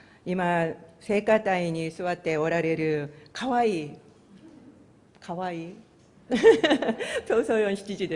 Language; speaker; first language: Japanese; non-native, fluent; Korean